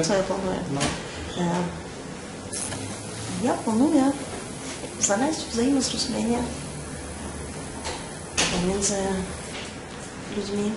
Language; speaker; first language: Polish; non-native, learner; Russian